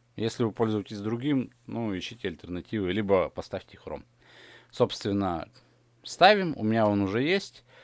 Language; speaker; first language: Russian; native; Russian